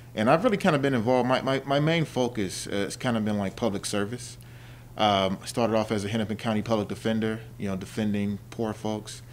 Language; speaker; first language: English; native; English